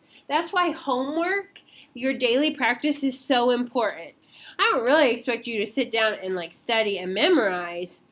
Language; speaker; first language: English; native; English